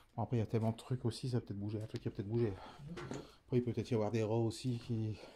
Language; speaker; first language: French; native; French